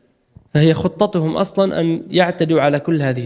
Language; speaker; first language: Arabic; native; Arabic